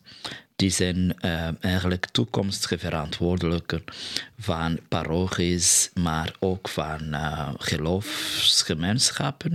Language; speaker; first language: Dutch; non-native, fluent; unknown